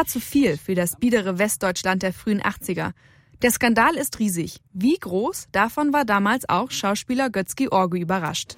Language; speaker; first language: German; native; German